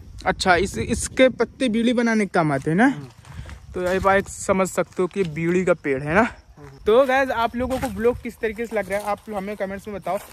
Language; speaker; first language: Hindi; native; Hindi